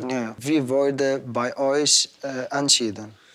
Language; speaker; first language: German; non-native, learner; Arabic